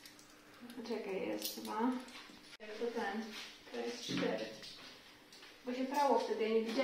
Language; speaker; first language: Polish; native; Polish